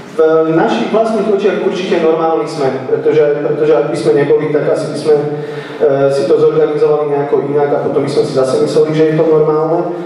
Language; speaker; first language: Slovak; native; Slovak